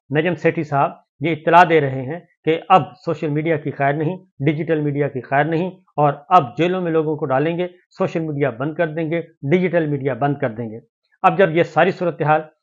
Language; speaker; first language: Urdu; native; Urdu